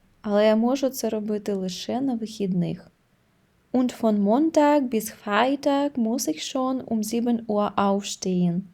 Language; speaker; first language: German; non-native, fluent; Ukrainian